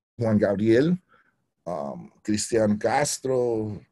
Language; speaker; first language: Spanish; early bilingual, heritage; Spanish